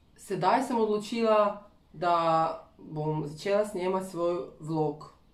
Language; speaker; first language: Slovenian; non-native, fluent; Ukrainian